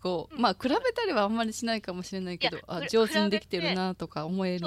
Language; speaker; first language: Japanese; native; Japanese